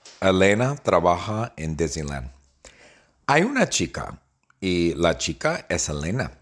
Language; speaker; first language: Spanish; non-native, fluent; English